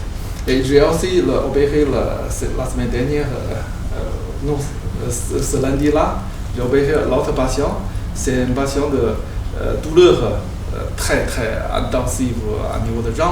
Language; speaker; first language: French; non-native, learner; Chinese